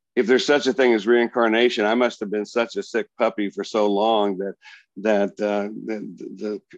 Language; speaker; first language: English; native; English